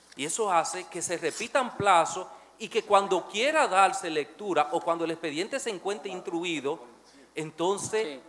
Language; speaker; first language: Spanish; native; Spanish